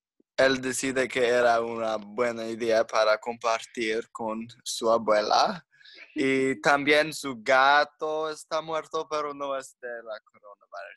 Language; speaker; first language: Spanish; non-native, learner; English